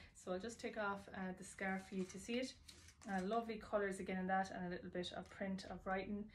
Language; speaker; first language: English; native; English